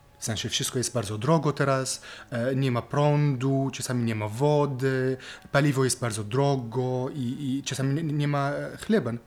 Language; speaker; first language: Polish; non-native, fluent; Arabic